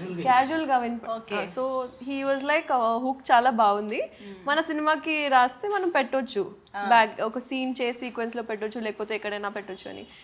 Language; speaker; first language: Telugu; non-native, local second language; Urdu